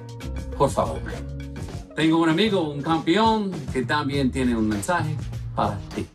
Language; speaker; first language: Spanish; non-native, learner; English